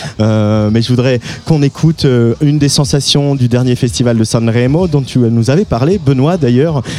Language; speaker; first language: French; native; French